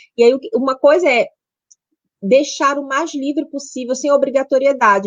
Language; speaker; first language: Portuguese; native; Portuguese